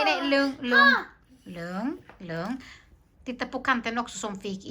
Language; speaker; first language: Swedish; non-native, learner; Filipino